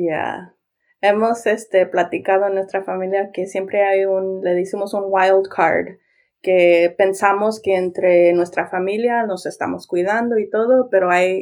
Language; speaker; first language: Spanish; early bilingual, heritage; Spanish